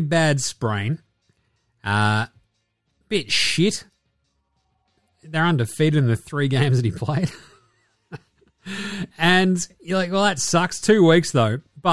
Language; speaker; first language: English; native; English